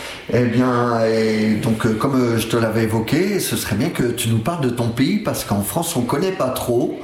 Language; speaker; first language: French; native; French